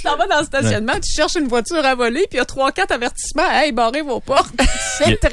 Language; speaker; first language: French; native; French